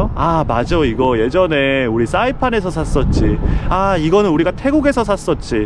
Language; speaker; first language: Korean; native; Korean